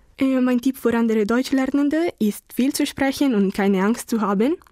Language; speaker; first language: German; non-native, learner; Italian